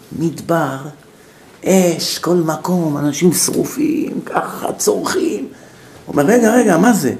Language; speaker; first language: Hebrew; native; Hebrew